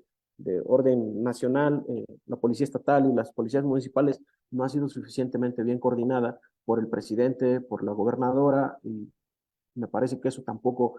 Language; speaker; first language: Spanish; native; Spanish